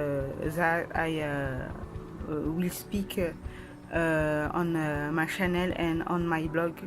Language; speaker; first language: English; non-native, learner; French